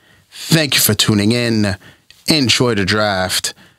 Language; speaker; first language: English; native; English